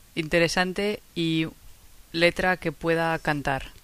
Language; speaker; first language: Spanish; non-native, fluent; English